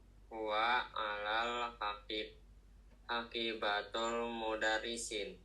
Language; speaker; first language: Arabic; non-native, learner; Indonesian